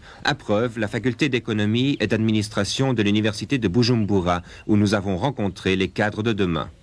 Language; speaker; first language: French; native; French